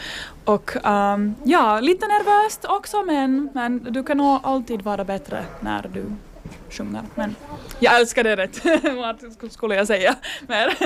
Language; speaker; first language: Swedish; non-native, fluent; Finnish